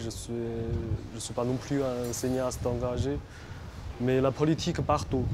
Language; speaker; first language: French; non-native, fluent; Chinese